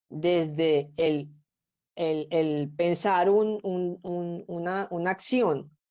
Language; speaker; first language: Spanish; native; Spanish